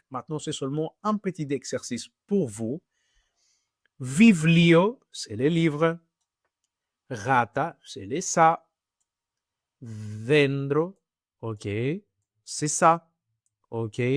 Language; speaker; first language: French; non-native, fluent; Greek